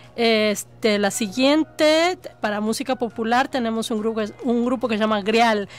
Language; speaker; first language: Spanish; native; Spanish